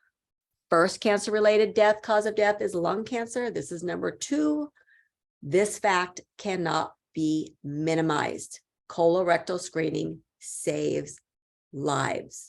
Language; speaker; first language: English; native; English